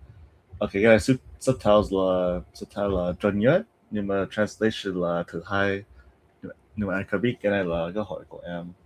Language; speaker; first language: Vietnamese; non-native, learner; English